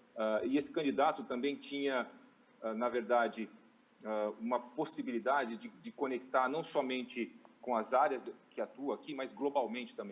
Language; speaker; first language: Portuguese; native; Portuguese